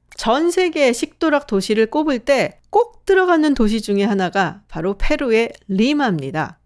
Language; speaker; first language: Korean; native; Korean